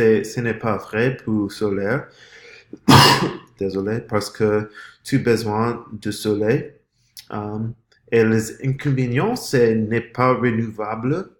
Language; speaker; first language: French; non-native, learner; English